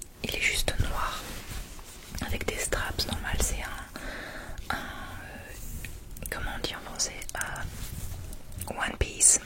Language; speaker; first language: French; native; French